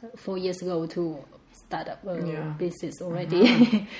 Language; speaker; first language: English; non-native, fluent; Vietnamese